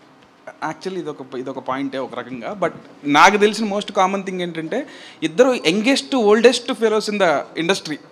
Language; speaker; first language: Telugu; native; Telugu